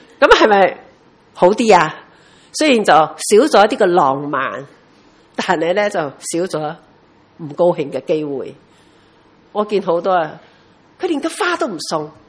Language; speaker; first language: Chinese; non-native, local second language; Cantonese